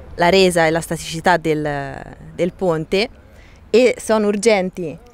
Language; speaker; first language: Italian; native; Italian